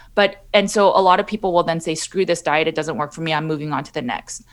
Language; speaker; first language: English; native; English